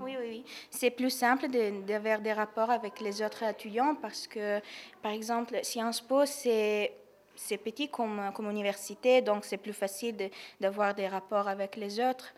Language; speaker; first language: French; non-native, learner; Italian